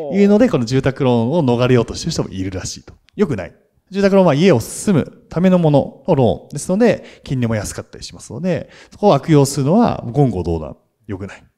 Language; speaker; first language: Japanese; native; Japanese